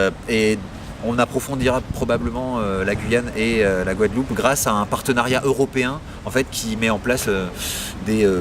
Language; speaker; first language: French; native; French